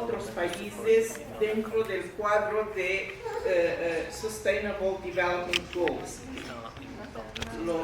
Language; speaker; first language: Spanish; non-native, fluent; English